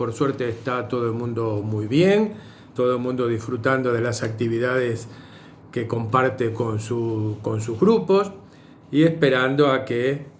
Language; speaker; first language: Spanish; native; Spanish